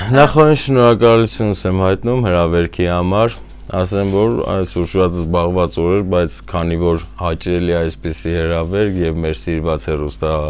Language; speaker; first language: Armenian; native; Armenian